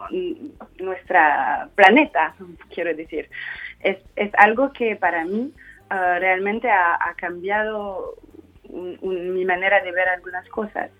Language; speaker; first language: Spanish; non-native, fluent; French